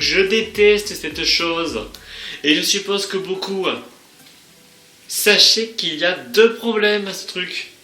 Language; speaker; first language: French; native; French